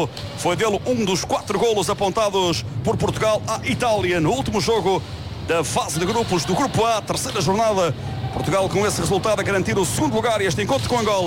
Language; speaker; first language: Portuguese; native; Portuguese